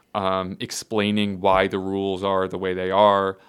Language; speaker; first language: English; native; English